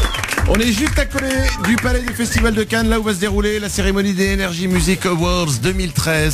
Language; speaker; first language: French; native; French